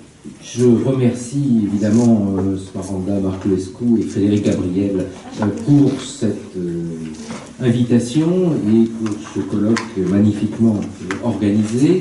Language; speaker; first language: French; native; French